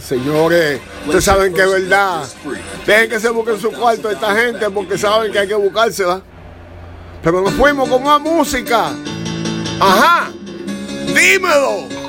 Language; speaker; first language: Spanish; early bilingual, heritage; Spanish